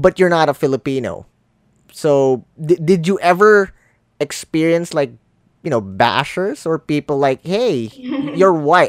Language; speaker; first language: English; non-native, local second language; Filipino